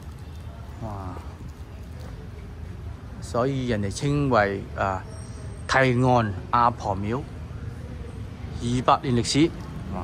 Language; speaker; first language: Chinese; early bilingual, heritage; Cantonese